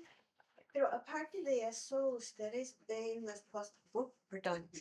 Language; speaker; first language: Spanish; non-native, fluent; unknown